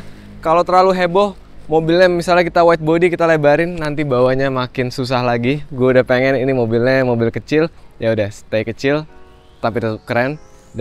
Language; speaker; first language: Indonesian; native; Indonesian